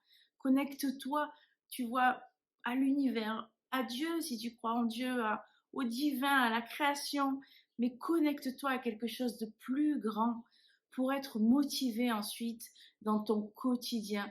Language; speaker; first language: French; native; French